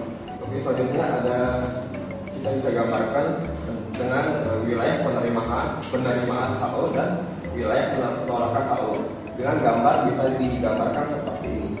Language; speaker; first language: Indonesian; native; Indonesian